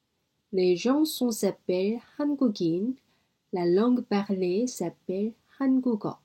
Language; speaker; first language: French; non-native, learner; Korean